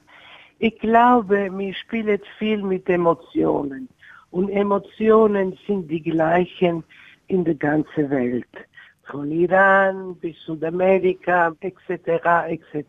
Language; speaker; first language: German; non-native, learner; Italian